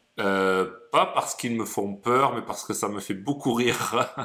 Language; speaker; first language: French; native; French